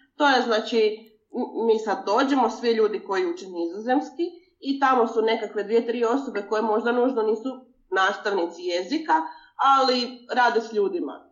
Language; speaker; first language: Croatian; native; Croatian